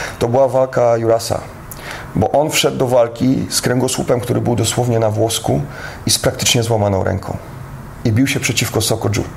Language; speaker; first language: Polish; native; Polish